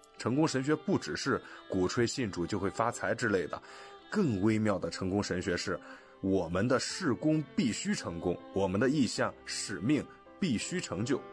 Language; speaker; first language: Chinese; non-native, fluent; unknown